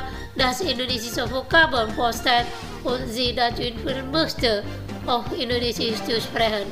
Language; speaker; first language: German; non-native, fluent; Indonesian